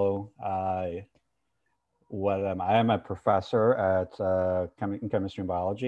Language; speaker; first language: English; non-native, fluent; Portuguese